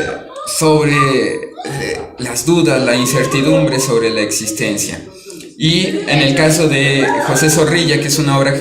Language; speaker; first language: Spanish; native; Spanish